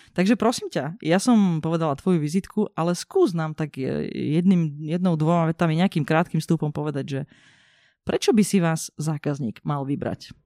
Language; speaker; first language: Slovak; non-native, local second language; Hungarian